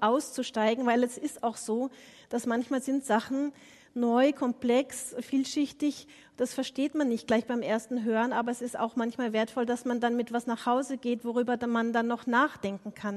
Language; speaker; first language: German; native; German